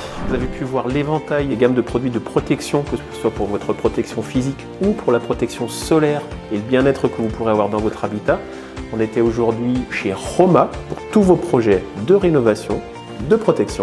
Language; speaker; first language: French; native; French